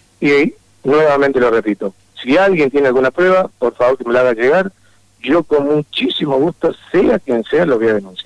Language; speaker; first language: Spanish; native; Spanish